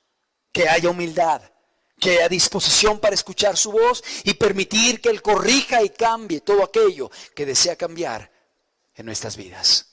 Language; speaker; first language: Spanish; native; Spanish